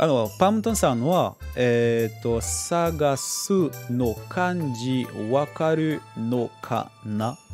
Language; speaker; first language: Japanese; non-native, learner; French